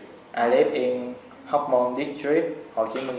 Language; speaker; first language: English; non-native, learner; Vietnamese